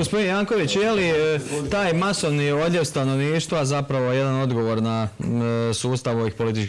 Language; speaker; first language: Croatian; native; Croatian